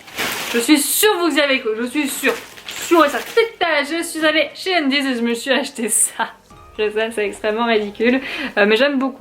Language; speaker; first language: French; native; French